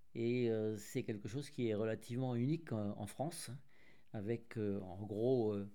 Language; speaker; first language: French; native; French